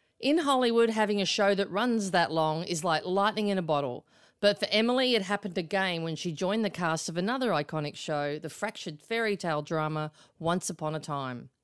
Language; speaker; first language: English; native; English